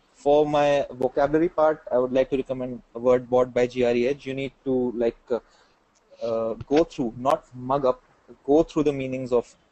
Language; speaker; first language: English; non-native, local second language; Hindi